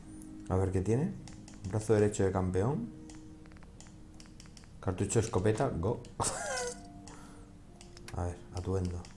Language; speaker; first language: Spanish; native; Spanish